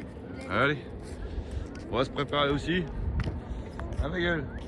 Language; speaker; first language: French; native; French